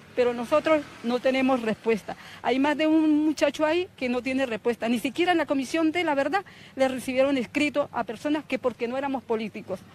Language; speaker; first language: Spanish; native; Spanish